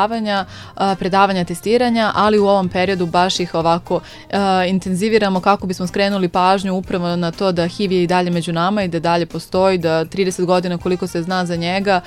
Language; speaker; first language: Serbian; native; Serbian